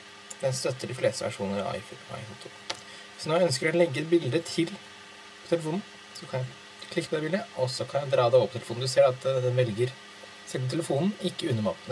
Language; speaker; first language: Norwegian; native; Norwegian